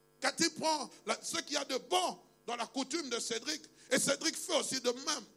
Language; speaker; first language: French; non-native, local second language; Luba-Lulua